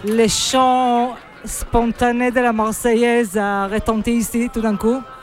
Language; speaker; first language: French; native; French